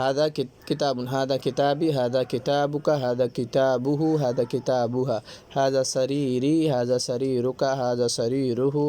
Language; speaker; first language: Arabic; non-native, fluent; Urdu